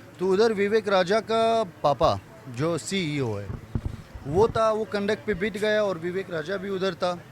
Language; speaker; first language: Hindi; non-native, fluent; Persian